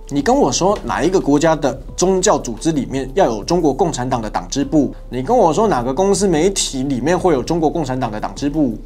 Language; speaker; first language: Chinese; native; Chinese